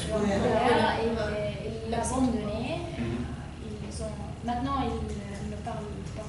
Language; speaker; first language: French; non-native, learner; Arabic